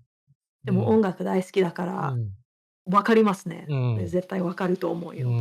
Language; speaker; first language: Japanese; non-native, fluent; English